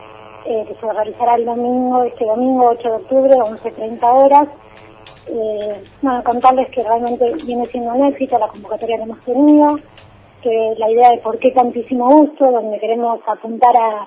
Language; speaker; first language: Spanish; native; Spanish